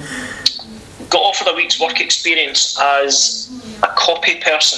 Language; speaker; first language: English; native; English